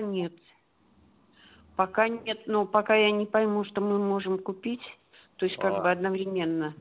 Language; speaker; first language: Russian; native; Russian